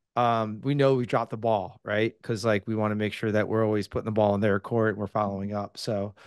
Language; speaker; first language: English; native; English